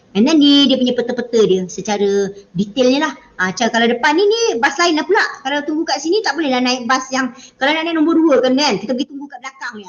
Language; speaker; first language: Malay; native; Malay